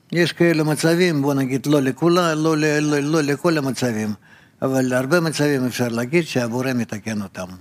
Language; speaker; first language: Hebrew; non-native, fluent; Russian